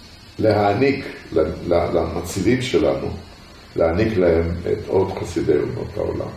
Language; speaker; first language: Hebrew; early bilingual, other home language; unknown